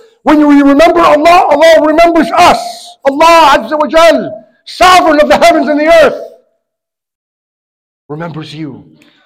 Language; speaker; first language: English; native; English